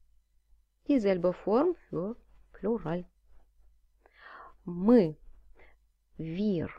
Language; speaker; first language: German; non-native, fluent; Russian